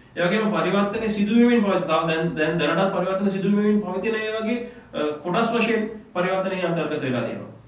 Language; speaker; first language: Sinhala; non-native, local second language; Tamil